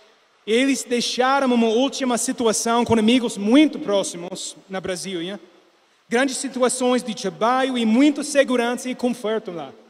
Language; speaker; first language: Portuguese; non-native, learner; English